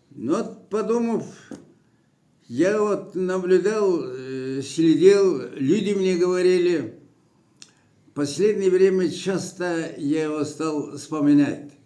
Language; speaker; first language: Russian; non-native, local second language; Kyrgyz